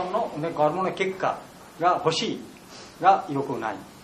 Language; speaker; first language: Japanese; non-native, learner; Bangla